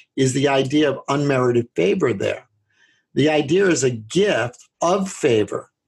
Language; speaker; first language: English; native; English